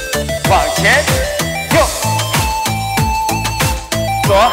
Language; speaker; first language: Chinese; native; Chinese